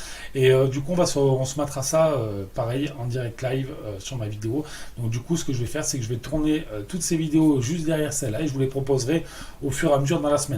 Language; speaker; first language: French; native; French